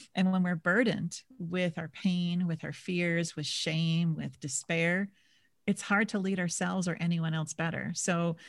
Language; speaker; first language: English; native; English